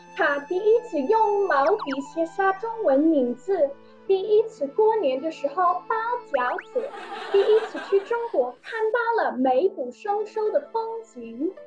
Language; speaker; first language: Chinese; non-native, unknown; English